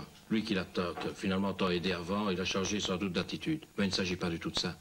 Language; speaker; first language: French; native; French